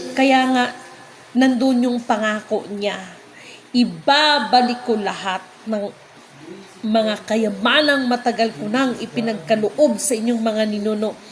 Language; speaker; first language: Filipino; non-native, local second language; Cebuano